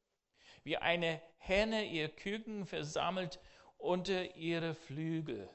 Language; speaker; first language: German; non-native, fluent; English